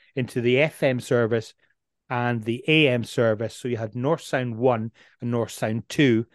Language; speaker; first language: English; native; English